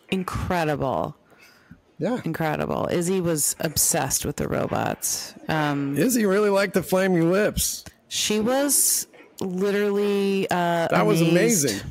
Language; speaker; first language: English; native; English